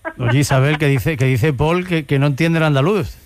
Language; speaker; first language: Spanish; native; Spanish